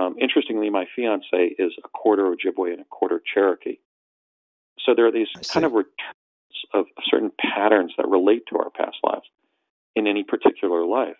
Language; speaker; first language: English; native; English